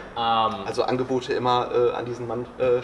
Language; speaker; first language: German; native; German